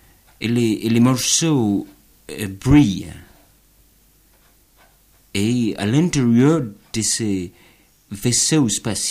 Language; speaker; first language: French; non-native, learner; English